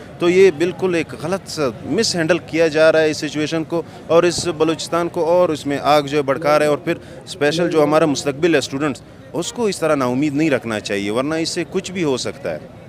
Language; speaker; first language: Urdu; non-native, local second language; Pashto